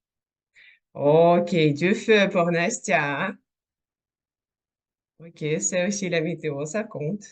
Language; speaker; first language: French; non-native, fluent; Russian